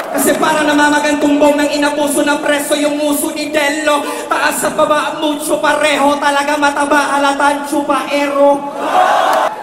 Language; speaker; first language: Filipino; native; Filipino